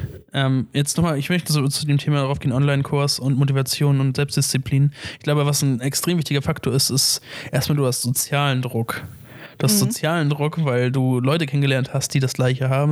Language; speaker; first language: German; native; German